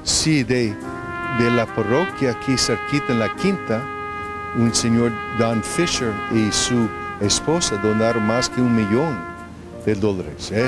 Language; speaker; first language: Spanish; non-native, fluent; English